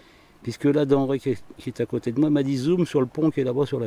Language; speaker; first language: French; native; French